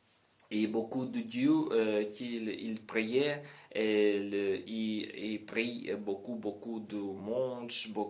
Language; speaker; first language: French; non-native, learner; Ukrainian